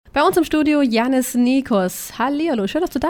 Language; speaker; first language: German; native; German